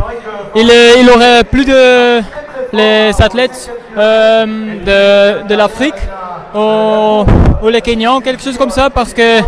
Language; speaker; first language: French; non-native, learner; Dutch